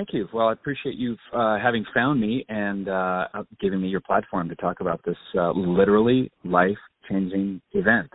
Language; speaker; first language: English; native; English